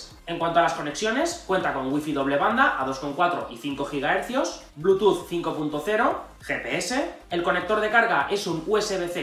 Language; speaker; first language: Spanish; native; Spanish